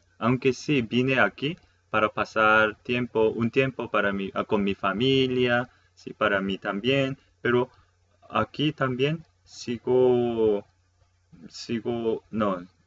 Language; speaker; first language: Spanish; non-native, fluent; Korean